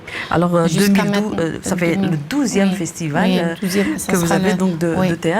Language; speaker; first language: French; native; French